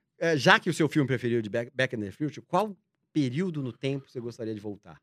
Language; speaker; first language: Portuguese; native; Portuguese